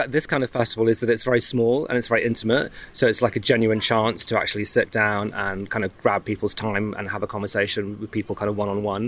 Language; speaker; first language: English; native; English